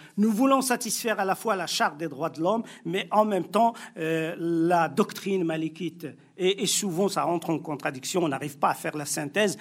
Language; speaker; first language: French; non-native, local second language; Arabic